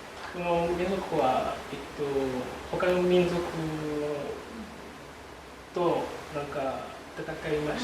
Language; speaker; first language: Japanese; non-native, learner; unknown